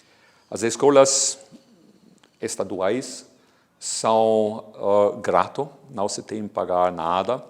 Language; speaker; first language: Portuguese; non-native, fluent; German